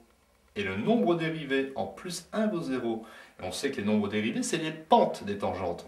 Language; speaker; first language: French; native; French